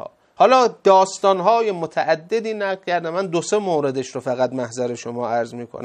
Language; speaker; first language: Persian; native; Persian